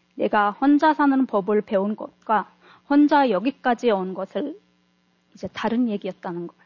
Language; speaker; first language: Korean; non-native, fluent; Turkmen